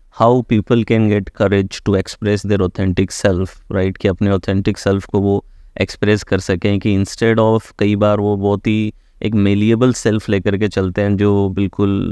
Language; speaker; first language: Hindi; native; Hindi